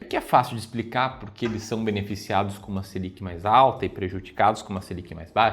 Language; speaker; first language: Portuguese; native; Portuguese